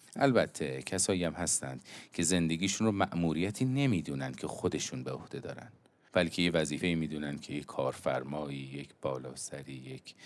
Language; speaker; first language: Persian; native; Persian